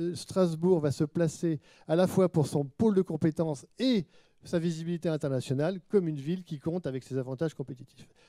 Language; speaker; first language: French; native; French